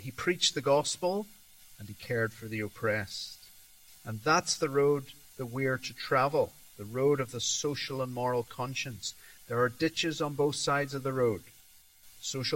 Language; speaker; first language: English; native; English